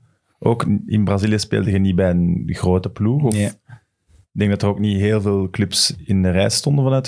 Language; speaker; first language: Dutch; native; Dutch